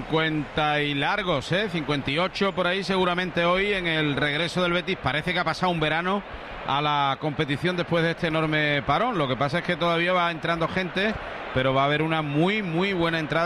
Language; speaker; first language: Spanish; native; Spanish